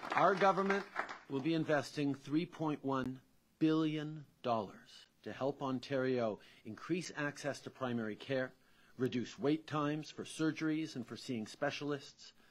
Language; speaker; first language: English; early bilingual, other home language; French